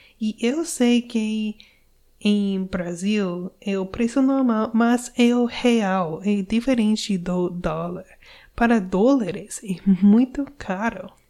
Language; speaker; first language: Portuguese; non-native, learner; English